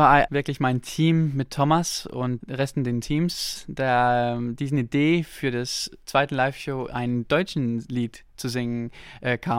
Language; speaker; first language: German; non-native, local second language; Danish